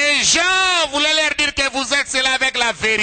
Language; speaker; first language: French; non-native, local second language; Lingala